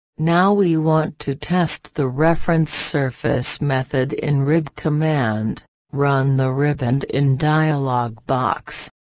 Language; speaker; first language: English; non-native, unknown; Persian